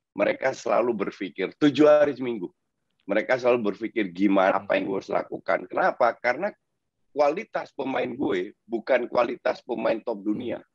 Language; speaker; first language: Indonesian; non-native, fluent; Dutch